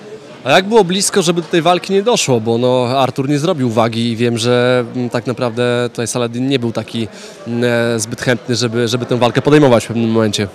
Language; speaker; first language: Polish; native; Polish